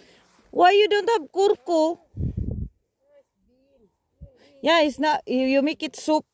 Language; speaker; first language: English; non-native, learner; Cebuano